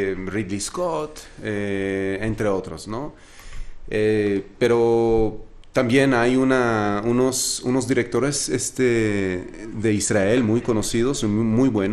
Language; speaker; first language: Spanish; non-native, fluent; Arabic